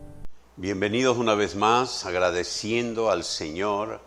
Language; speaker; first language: Spanish; native; Spanish